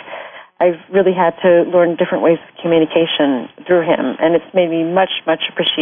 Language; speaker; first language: English; native; English